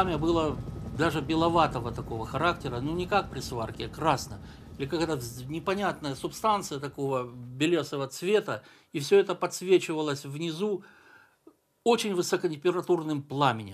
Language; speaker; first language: Russian; native; Russian